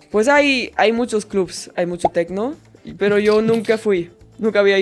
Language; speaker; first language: Spanish; non-native, fluent; German